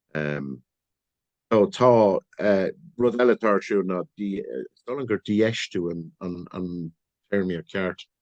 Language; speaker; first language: Irish; non-native, local second language; English